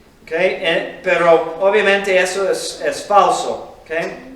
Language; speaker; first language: Spanish; non-native, fluent; English